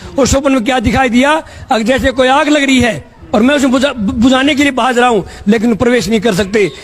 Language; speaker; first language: Hindi; native; Hindi